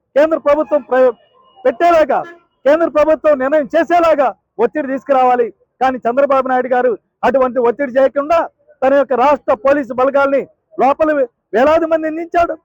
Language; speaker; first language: Telugu; native; Telugu